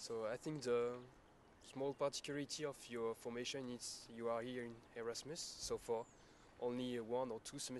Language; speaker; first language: English; non-native, learner; French